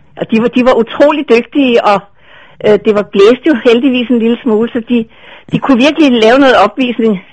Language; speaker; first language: Danish; native; Danish